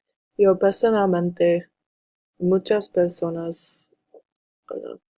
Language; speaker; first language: Spanish; non-native, learner; English